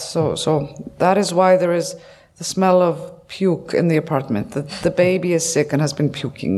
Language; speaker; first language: English; non-native, fluent; Icelandic